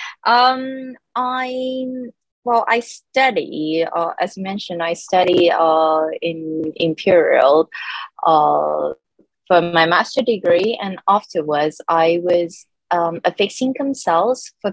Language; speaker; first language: English; non-native, local second language; Cantonese